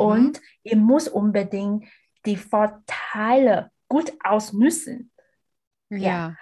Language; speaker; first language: German; non-native, learner; Vietnamese